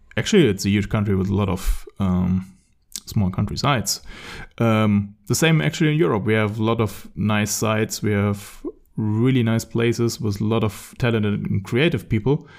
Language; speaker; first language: English; non-native, fluent; German